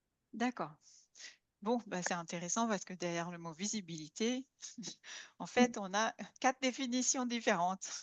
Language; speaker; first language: French; native; French